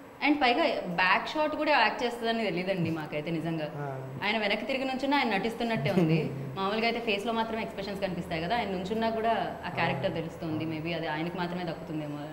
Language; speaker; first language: Telugu; native; Telugu